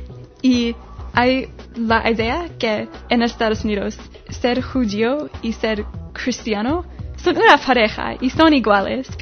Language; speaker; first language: Spanish; non-native, learner; English